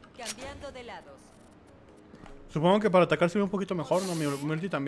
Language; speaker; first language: Spanish; native; Spanish